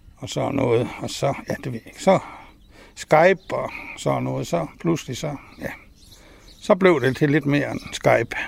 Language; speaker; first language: Danish; native; Danish